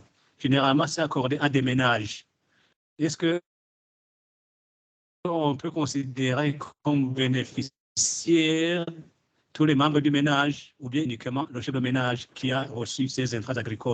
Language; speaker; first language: French; non-native, local second language; Rundi